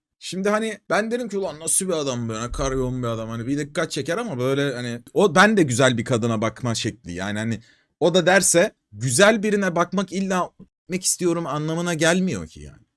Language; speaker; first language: Turkish; native; Turkish